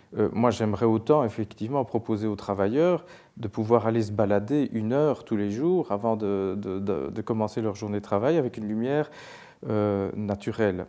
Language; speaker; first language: French; native; French